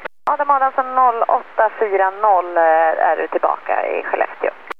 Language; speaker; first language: Swedish; native; Swedish